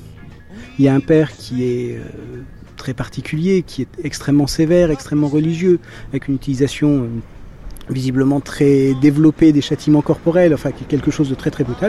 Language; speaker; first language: French; native; French